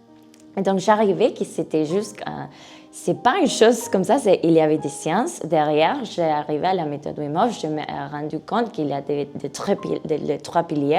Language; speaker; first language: French; non-native, learner; Spanish